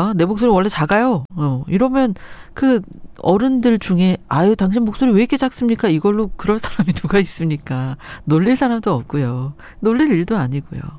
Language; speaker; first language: Korean; native; Korean